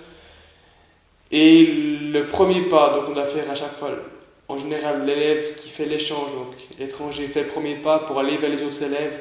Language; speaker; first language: French; native; French